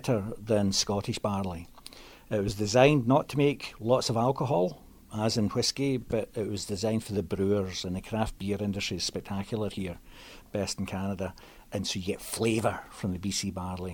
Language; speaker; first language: English; native; English